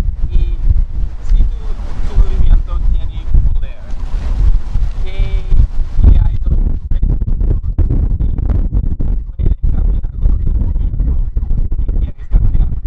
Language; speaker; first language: Spanish; non-native, learner; English